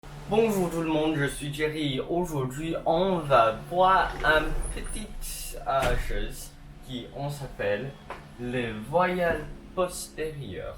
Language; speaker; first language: French; non-native, learner; English